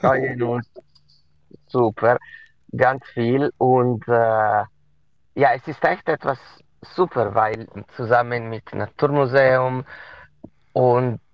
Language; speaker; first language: German; non-native, local second language; Italian